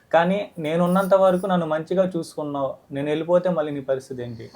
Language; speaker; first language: Telugu; native; Telugu